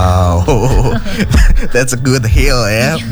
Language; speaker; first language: English; non-native, fluent; Indonesian